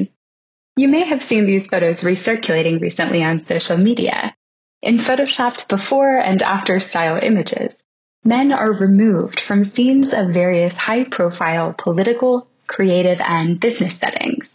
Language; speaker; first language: English; native; English